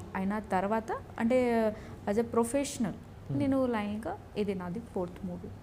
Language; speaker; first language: Telugu; non-native, learner; Odia